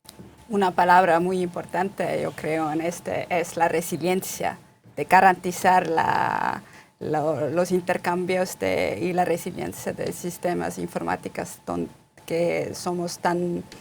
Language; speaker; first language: Spanish; non-native, fluent; Estonian